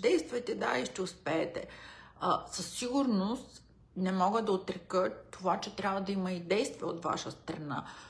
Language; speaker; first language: Bulgarian; early bilingual, heritage; Bulgarian